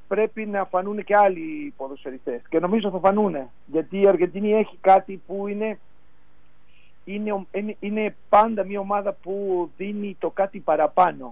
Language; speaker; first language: Greek; non-native, fluent; Spanish